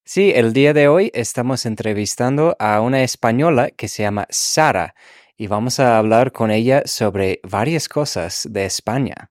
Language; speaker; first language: Spanish; non-native, fluent; English